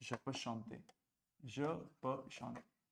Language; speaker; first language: French; non-native, fluent; Hindi